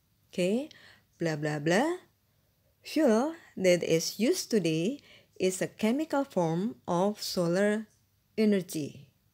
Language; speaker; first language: English; non-native, fluent; Indonesian